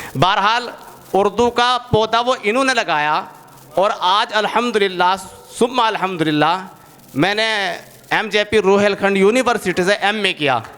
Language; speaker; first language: Hindi; native; Hindi